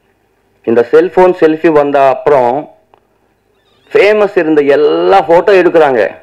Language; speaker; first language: Tamil; non-native, learner; Telugu